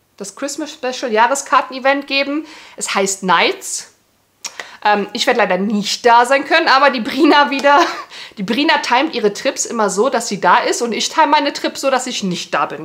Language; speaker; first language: German; native; German